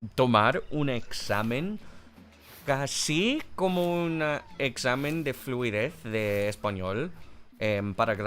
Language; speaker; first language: Spanish; non-native, learner; English